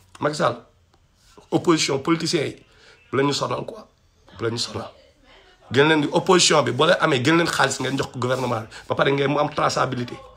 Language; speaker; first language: Wolof; non-native, local second language; Fula